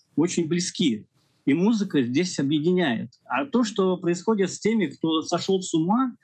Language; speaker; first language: Russian; native; Russian